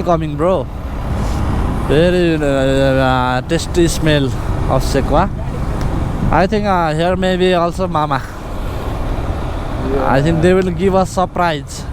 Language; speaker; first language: English; non-native, learner; Nepali